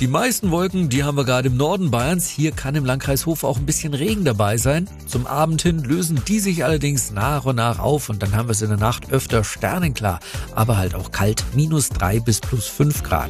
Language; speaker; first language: German; native; German